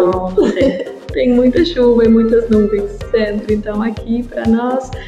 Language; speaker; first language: Portuguese; non-native, learner; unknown